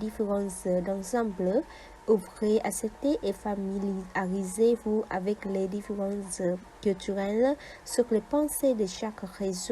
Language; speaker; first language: French; non-native, fluent; Vietnamese